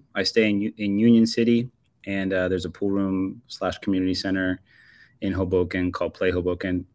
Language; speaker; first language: English; native; English